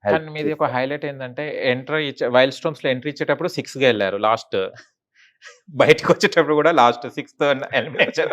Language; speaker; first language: Telugu; native; Telugu